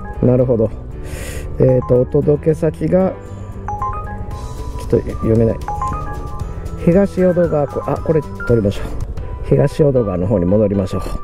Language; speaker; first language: Japanese; native; Japanese